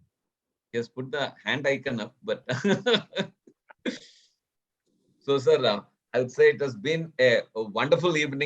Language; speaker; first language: English; non-native, local second language; Malayalam